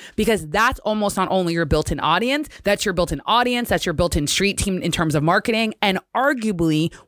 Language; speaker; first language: English; native; English